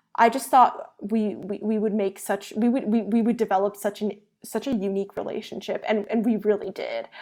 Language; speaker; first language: English; early bilingual, other home language; Chinese